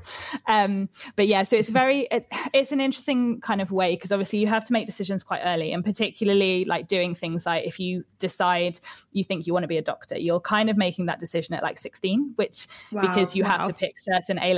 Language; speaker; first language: English; native; English